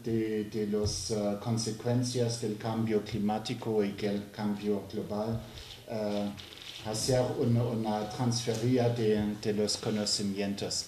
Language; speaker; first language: Spanish; non-native, learner; French